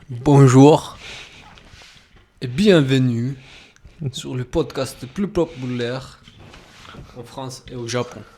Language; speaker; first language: French; non-native, fluent; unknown